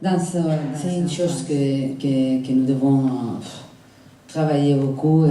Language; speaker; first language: French; non-native, fluent; Spanish